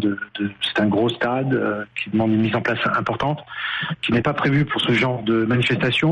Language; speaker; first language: French; native; French